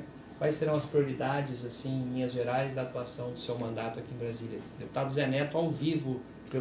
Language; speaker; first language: Portuguese; native; Portuguese